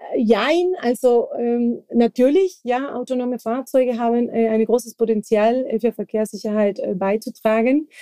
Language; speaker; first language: German; non-native, fluent; Spanish